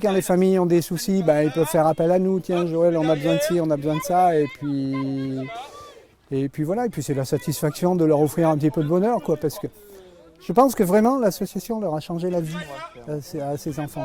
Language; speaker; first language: French; native; French